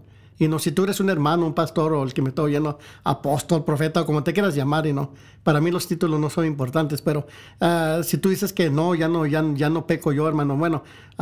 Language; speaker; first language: Spanish; early bilingual, heritage; Spanish